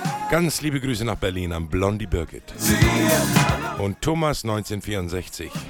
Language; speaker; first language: German; native; German